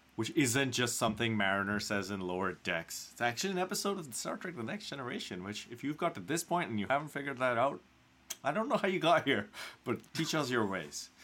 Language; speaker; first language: English; non-native, local second language; Hindi